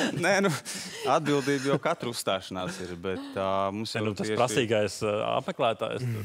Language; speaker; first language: Latvian; native; Latvian